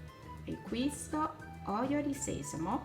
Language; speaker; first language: Italian; non-native, learner; Thai